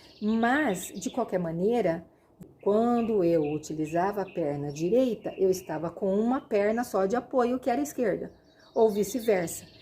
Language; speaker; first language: Portuguese; native; Portuguese